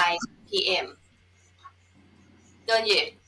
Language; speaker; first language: English; non-native, fluent; Thai